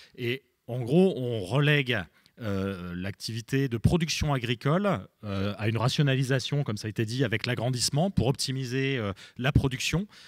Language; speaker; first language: French; native; French